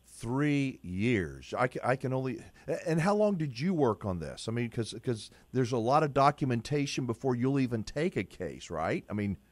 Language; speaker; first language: English; native; English